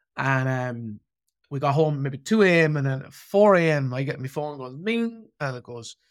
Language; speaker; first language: English; native; English